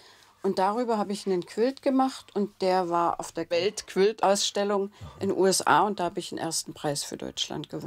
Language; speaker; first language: German; native; German